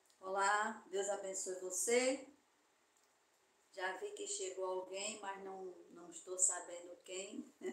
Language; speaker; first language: Portuguese; native; Portuguese